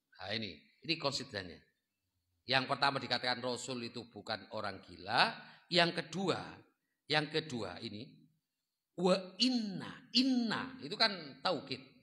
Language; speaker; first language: Indonesian; non-native, local second language; Javanese